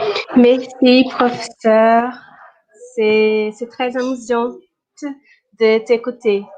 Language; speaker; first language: French; non-native, fluent; Portuguese